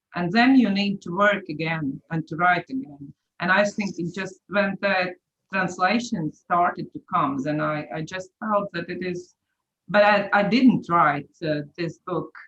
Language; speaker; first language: English; non-native, fluent; Latvian